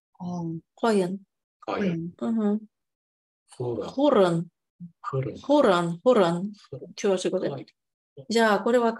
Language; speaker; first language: Japanese; non-native, fluent; Tatar